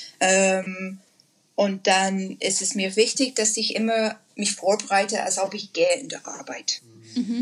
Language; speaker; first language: German; non-native, learner; English